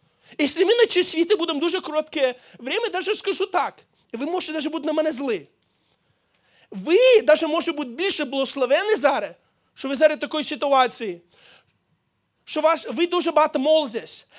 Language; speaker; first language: Ukrainian; early bilingual, heritage; Ukrainian